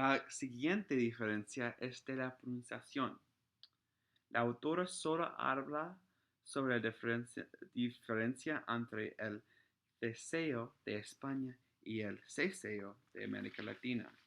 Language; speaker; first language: Spanish; non-native, fluent; English